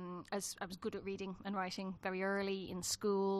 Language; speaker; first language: English; native; English